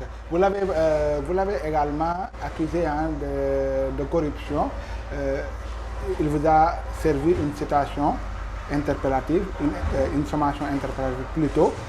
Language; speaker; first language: French; non-native, local second language; Wolof